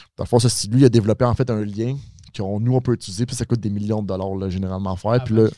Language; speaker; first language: French; native; French